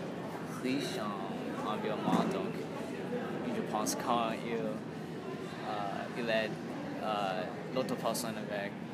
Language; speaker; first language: French; non-native, learner; English